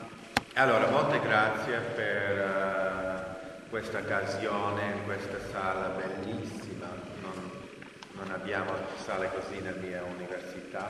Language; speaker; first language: Italian; non-native, fluent; English